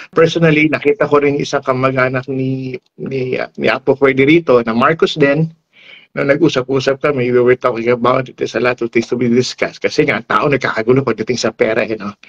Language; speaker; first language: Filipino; non-native, local second language; Iloko